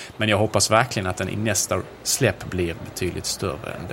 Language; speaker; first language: Swedish; native; Swedish